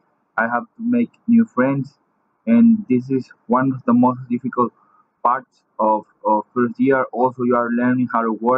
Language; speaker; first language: English; non-native, fluent; Spanish